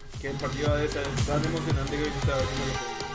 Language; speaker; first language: Spanish; native; Spanish